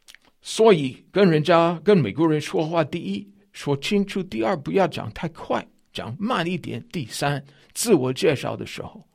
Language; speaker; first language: Chinese; non-native, fluent; English